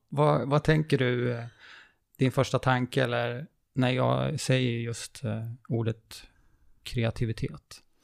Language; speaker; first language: Swedish; native; Swedish